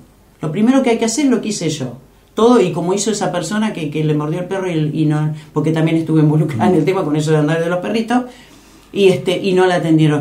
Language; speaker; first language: Spanish; native; Spanish